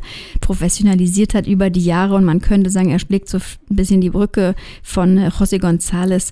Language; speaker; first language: German; native; German